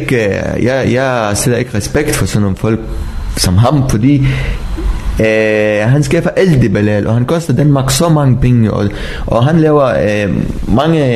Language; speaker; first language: Danish; non-native, learner; Arabic